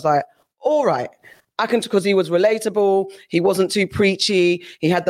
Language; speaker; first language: English; native; English